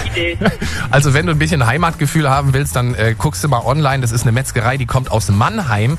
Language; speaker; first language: German; native; German